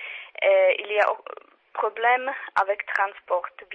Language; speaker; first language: French; non-native, learner; Czech